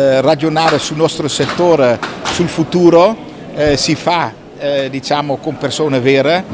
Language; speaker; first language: Italian; non-native, fluent; Dutch